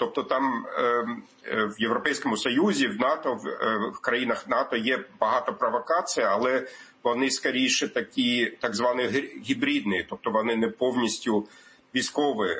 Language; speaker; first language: Ukrainian; non-native, fluent; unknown